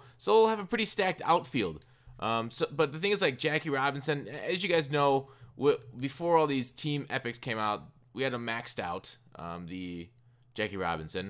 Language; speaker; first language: English; native; English